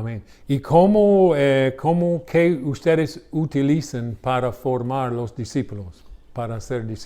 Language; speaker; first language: Spanish; non-native, learner; English